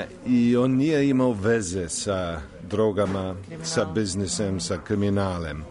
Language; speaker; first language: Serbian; non-native, fluent; English